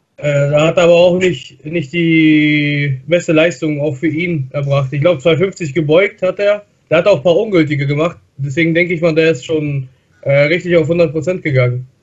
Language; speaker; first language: German; non-native, fluent; Russian